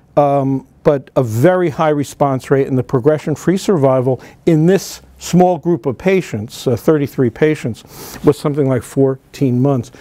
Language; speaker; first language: English; native; English